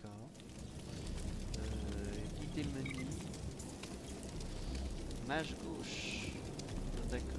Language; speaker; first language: French; native; French